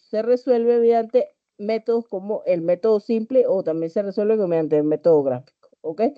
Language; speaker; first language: Spanish; native; Spanish